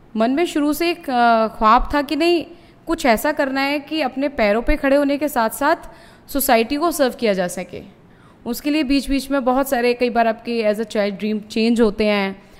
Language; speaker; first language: Hindi; native; Hindi